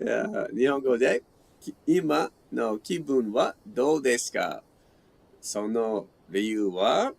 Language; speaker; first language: Japanese; non-native, learner; English